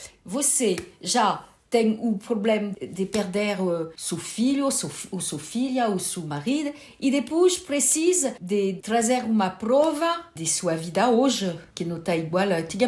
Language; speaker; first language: Portuguese; early bilingual, heritage; Portuguese